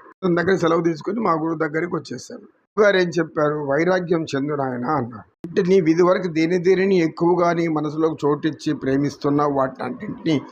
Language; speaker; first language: Telugu; native; Telugu